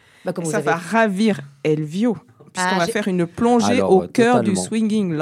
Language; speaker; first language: French; native; French